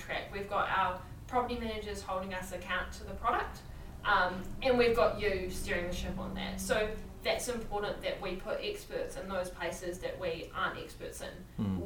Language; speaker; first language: English; native; English